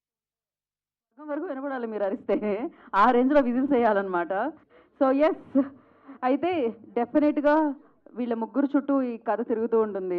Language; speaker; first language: Telugu; native; Telugu